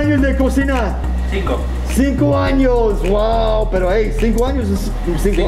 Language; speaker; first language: Spanish; non-native, learner; English